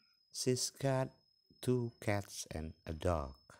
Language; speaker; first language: English; non-native, fluent; Indonesian